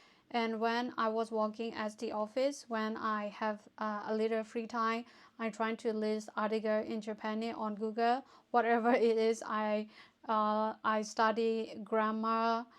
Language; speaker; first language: English; non-native, fluent; Burmese